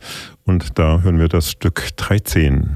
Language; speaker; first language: German; native; German